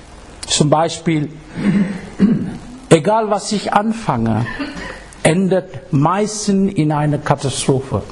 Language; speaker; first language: German; non-native, fluent; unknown